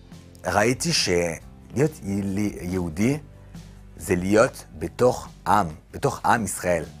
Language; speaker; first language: Hebrew; non-native, fluent; French